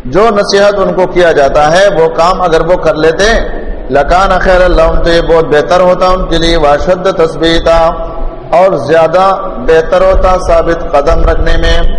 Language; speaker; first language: Urdu; non-native, local second language; Pashto